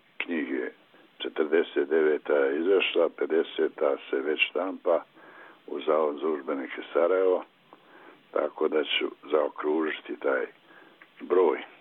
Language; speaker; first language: Croatian; native; Croatian